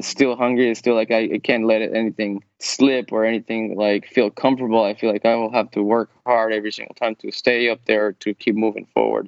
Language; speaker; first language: English; non-native, fluent; Spanish